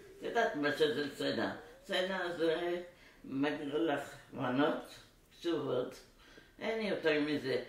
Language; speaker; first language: Hebrew; non-native, fluent; Arabic